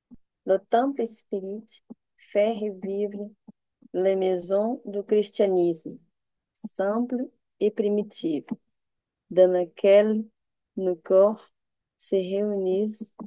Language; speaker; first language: French; non-native, learner; Portuguese